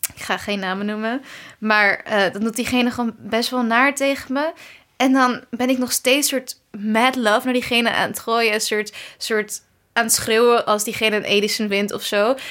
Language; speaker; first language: Dutch; early bilingual, other home language; Kurdish